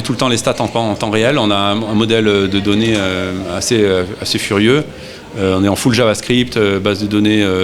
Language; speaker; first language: French; native; French